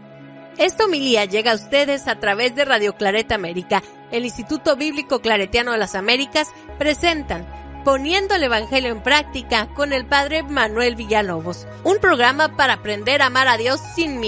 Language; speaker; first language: Spanish; native; Spanish